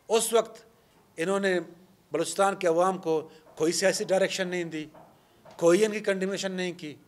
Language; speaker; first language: Urdu; non-native, local second language; Baluchi